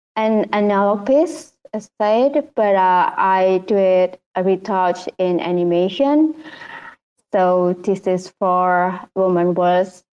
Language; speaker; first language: English; non-native, learner; Indonesian